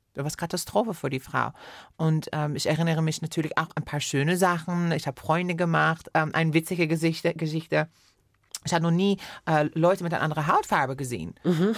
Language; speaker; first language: German; non-native, fluent; Persian